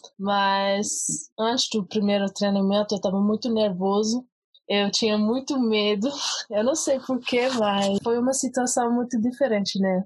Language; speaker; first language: Portuguese; early bilingual, heritage; Portuguese